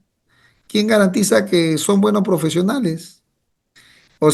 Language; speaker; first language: Spanish; native; Spanish